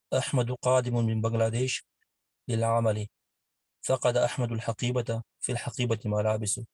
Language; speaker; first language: Arabic; non-native, learner; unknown